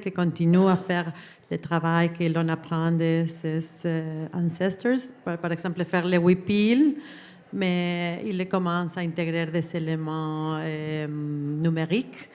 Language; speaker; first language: French; non-native, fluent; Spanish